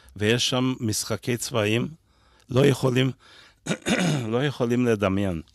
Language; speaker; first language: Hebrew; non-native, fluent; Romanian